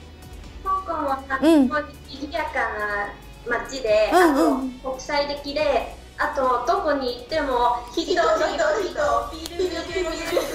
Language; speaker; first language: Japanese; non-native, fluent; Cantonese